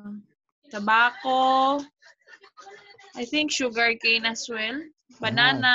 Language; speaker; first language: English; non-native, local second language; Filipino